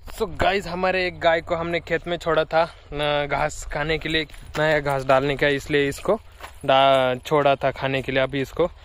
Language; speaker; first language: Hindi; non-native, local second language; Marathi